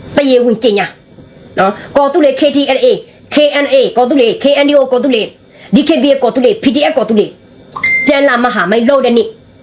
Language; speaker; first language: Burmese; non-native, local second language; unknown